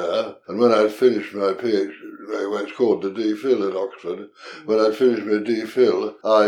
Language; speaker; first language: English; native; English